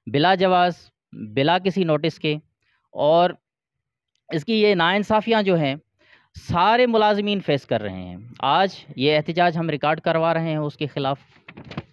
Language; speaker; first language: Urdu; non-native, local second language; Sindhi